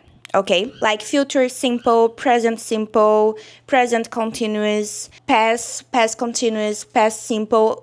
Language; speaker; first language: English; non-native, learner; Portuguese